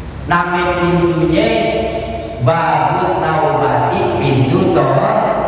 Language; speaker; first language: Indonesian; native; Indonesian